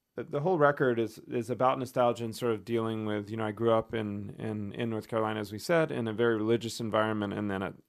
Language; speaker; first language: English; native; English